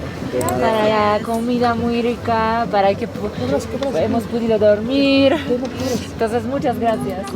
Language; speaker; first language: Spanish; non-native, learner; Polish